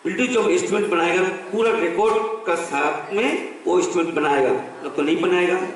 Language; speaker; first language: Hindi; non-native, local second language; Bangla